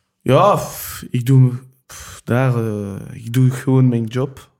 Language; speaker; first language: Dutch; non-native, local second language; French